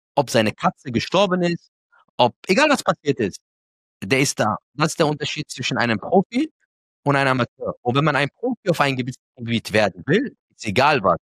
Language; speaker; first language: German; early bilingual, other home language; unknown